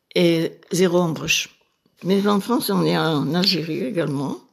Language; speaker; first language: French; native; French